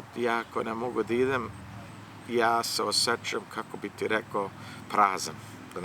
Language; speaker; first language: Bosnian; early bilingual, heritage; Serbian